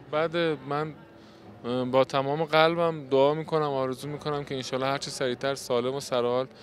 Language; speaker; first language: Persian; native; Persian